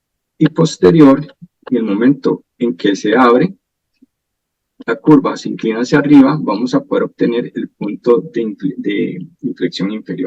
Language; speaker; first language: Spanish; native; Spanish